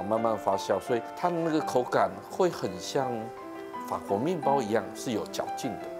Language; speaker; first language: Chinese; native; Chinese